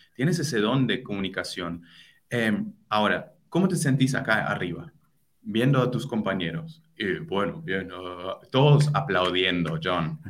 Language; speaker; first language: Spanish; non-native, fluent; German